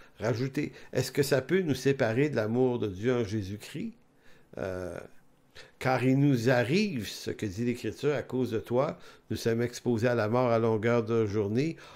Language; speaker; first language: French; native; French